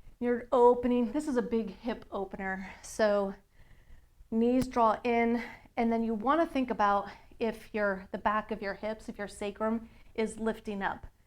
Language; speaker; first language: English; native; English